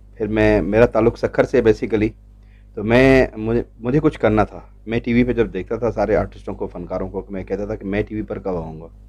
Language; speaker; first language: Urdu; non-native, local second language; Sindhi